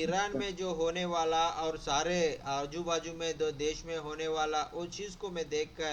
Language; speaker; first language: Hindi; non-native, local second language; Telugu